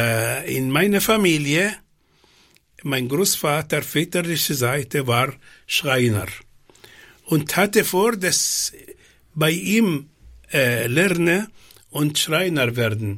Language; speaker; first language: German; non-native, fluent; Arabic